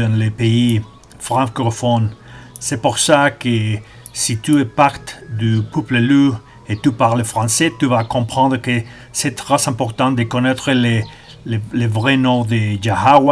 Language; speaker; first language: French; non-native, learner; Spanish